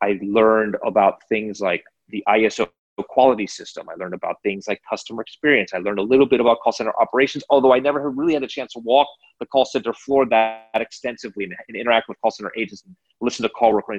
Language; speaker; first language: English; native; English